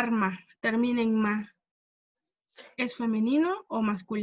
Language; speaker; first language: Spanish; non-native, fluent; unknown